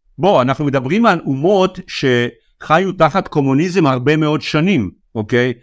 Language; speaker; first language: Hebrew; native; Hebrew